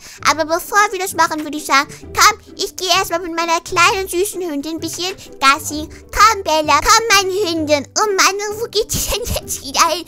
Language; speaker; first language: German; native; German